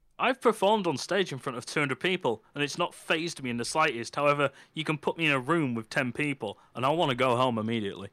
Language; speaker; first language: English; native; English